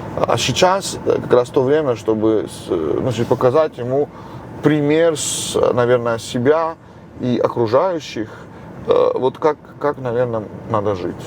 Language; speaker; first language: Russian; non-native, local second language; Georgian